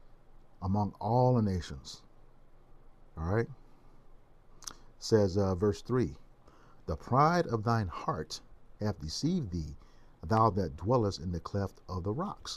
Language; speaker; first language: English; native; English